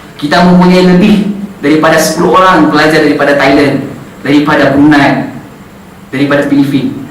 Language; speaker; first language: Malay; non-native, local second language; Central Dusun